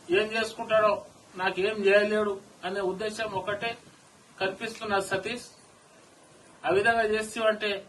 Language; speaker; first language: Telugu; non-native, local second language; Lambadi